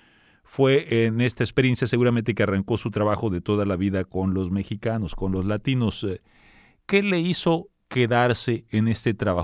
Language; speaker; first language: Spanish; native; Spanish